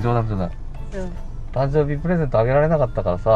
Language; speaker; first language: Japanese; native; Japanese